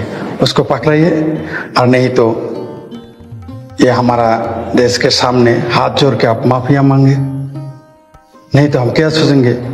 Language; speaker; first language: Hindi; non-native, fluent; Bangla